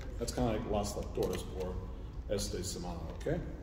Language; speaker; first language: English; native; English